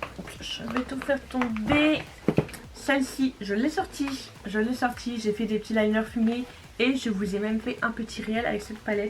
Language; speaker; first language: French; native; French